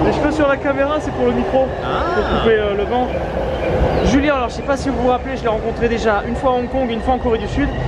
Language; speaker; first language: French; native; French